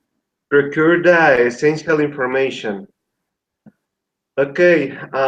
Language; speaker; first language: English; non-native, learner; Spanish